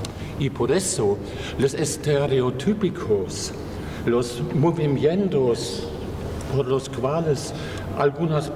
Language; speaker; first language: Spanish; non-native, fluent; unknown